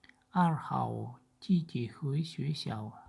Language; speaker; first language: Chinese; non-native, learner; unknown